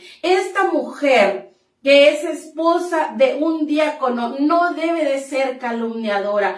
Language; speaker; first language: Spanish; native; Spanish